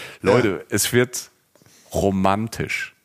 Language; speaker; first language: German; native; German